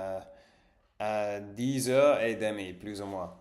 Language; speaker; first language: French; non-native, learner; English